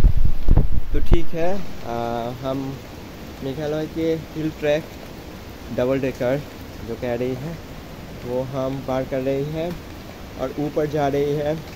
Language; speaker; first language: Hindi; non-native, learner; Bangla